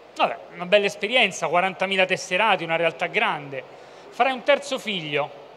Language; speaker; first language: Italian; native; Italian